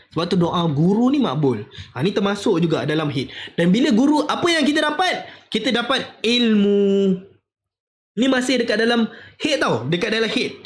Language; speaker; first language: Malay; native; Malay